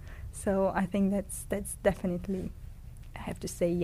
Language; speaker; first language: English; non-native, fluent; Hungarian